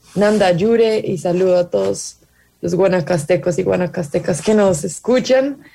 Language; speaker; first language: Spanish; native; Spanish